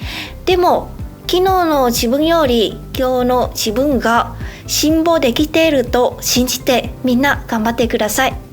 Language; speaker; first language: Japanese; non-native, learner; Vietnamese